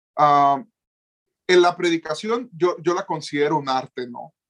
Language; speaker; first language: Spanish; native; Spanish